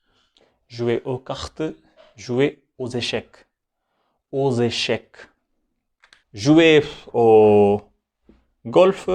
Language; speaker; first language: French; non-native, fluent; Hindi